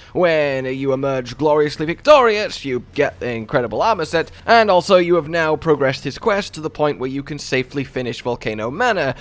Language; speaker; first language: English; native; English